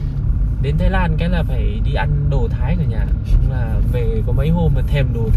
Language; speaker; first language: Vietnamese; native; Vietnamese